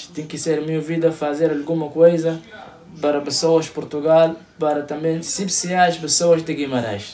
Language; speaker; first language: Portuguese; non-native, learner; Arabic